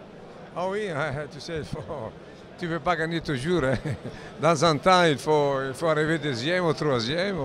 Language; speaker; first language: French; non-native, learner; Italian